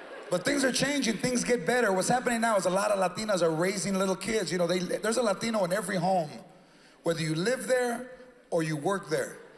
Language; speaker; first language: English; early bilingual, other home language; Spanish